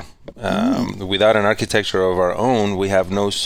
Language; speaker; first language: English; non-native, fluent; Spanish